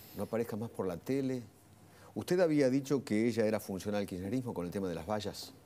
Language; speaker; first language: Spanish; native; Spanish